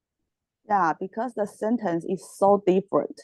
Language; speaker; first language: English; non-native, learner; Chinese